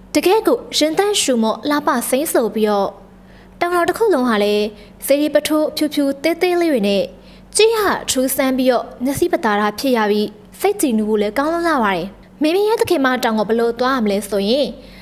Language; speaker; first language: Burmese; native; Burmese